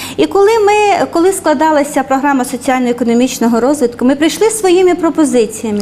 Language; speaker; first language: Ukrainian; native; Ukrainian